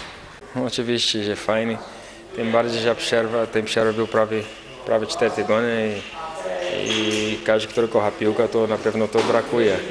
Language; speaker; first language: Polish; non-native, fluent; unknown